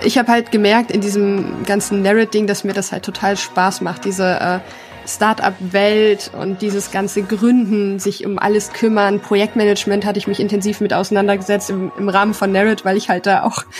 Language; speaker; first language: German; native; German